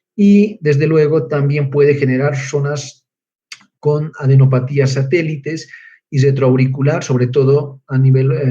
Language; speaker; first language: Spanish; native; Spanish